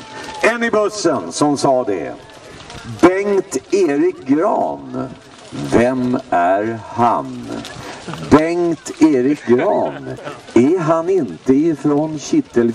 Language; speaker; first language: Swedish; native; Swedish